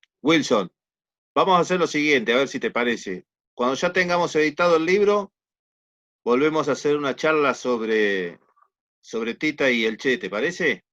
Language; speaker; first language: Spanish; native; Spanish